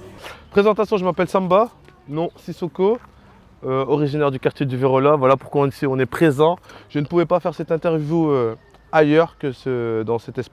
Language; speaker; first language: French; native; French